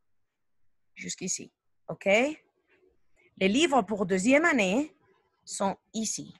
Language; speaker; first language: French; non-native, fluent; Spanish